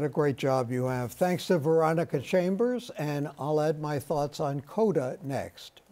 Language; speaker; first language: English; native; English